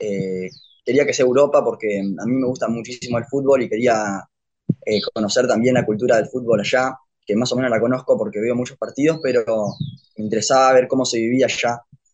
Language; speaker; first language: Spanish; early bilingual, heritage; Spanish